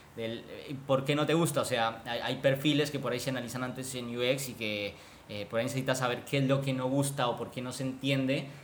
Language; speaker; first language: Spanish; native; Spanish